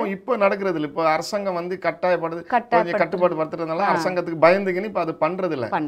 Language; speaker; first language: Tamil; non-native, local second language; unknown